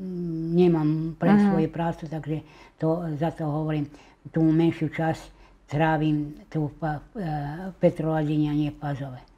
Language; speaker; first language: Slovak; native; Slovak